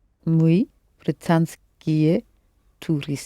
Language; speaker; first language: Russian; non-native, learner; English